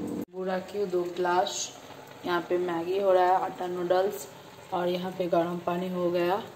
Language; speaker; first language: Hindi; non-native, local second language; Bangla